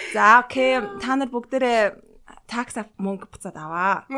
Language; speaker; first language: Mongolian; early bilingual, heritage; Mongolian